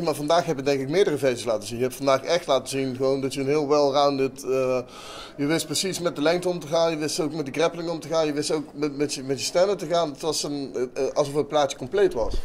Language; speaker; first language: Dutch; native; Dutch